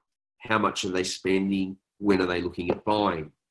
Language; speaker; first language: English; native; English